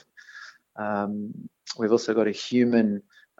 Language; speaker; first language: English; native; English